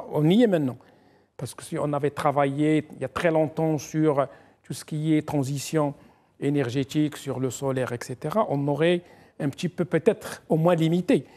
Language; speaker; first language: French; non-native, local second language; Arabic